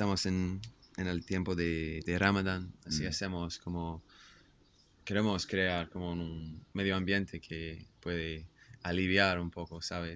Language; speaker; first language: Spanish; non-native, fluent; English